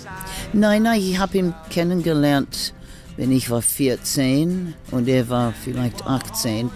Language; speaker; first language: German; non-native, learner; English